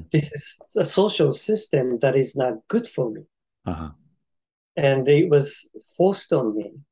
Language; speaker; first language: English; non-native, fluent; Japanese